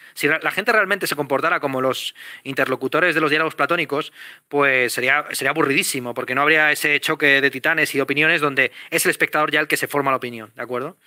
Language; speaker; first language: Spanish; native; Spanish